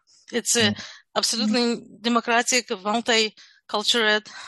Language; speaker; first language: English; non-native, fluent; Russian